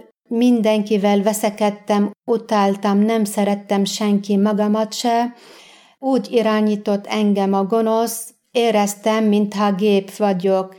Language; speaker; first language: Hungarian; non-native, fluent; Arabic